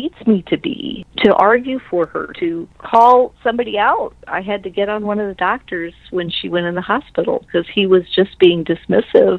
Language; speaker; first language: English; native; English